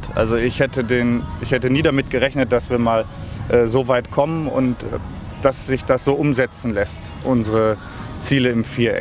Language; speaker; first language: German; native; German